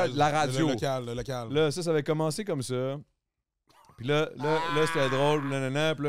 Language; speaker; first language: French; native; French